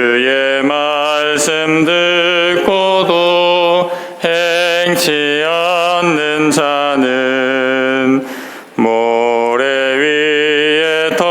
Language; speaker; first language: Korean; native; Korean